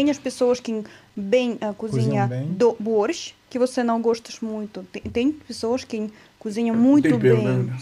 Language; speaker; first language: Portuguese; non-native, learner; Russian